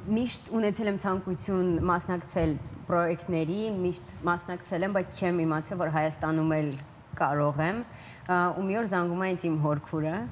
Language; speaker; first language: Armenian; early bilingual, heritage; Armenian